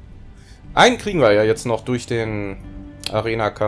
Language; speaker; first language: German; native; German